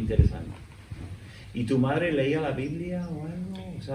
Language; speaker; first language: Spanish; non-native, fluent; English